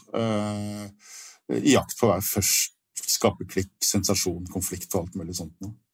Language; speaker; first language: Norwegian; native; Norwegian